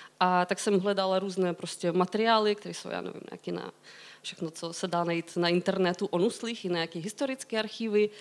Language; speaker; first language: Czech; non-native, fluent; Ukrainian